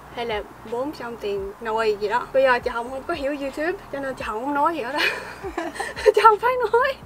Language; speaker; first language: Vietnamese; early bilingual, heritage; Vietnamese